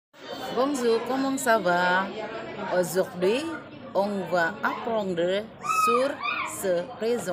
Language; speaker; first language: French; non-native, learner; Indonesian